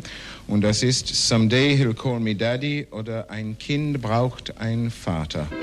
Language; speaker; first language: German; non-native, learner; English